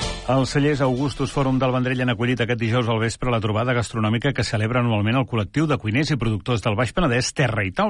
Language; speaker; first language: Catalan; native; Catalan